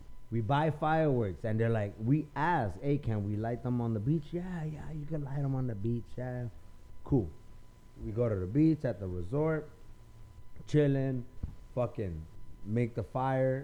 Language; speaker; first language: English; early bilingual, other home language; Spanish